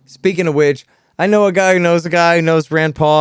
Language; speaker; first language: English; native; English